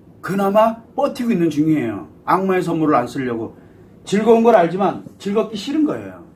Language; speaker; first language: Korean; native; Korean